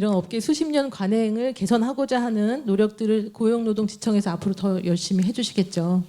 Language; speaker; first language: Korean; native; Korean